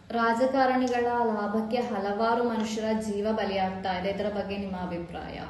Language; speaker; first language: Kannada; non-native, local second language; Malayalam